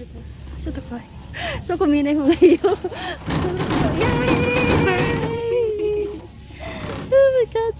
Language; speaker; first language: Japanese; non-native, learner; Filipino